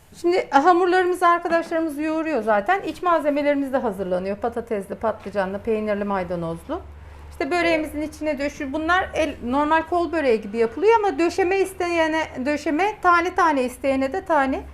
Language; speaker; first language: Turkish; native; Turkish